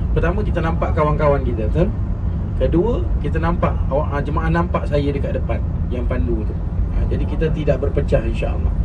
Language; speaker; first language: Malay; native; Malay